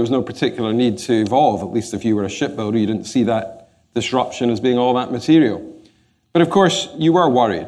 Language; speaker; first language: English; native; English